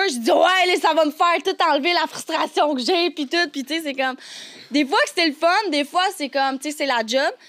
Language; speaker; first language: French; native; French